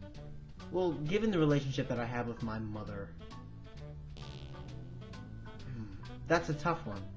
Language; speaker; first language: English; native; English